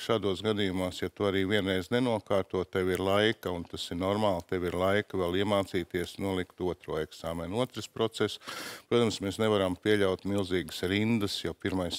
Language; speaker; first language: Latvian; native; Latvian